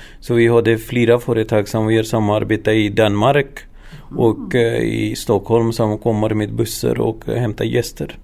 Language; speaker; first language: Swedish; non-native, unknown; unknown